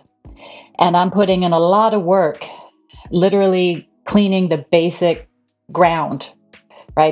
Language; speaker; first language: English; native; English